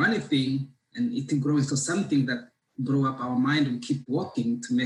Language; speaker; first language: English; non-native, local second language; Kinyarwanda